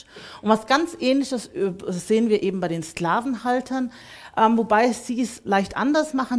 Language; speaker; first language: German; native; German